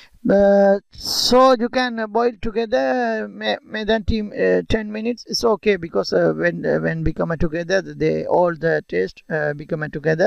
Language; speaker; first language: English; non-native, local second language; Tamil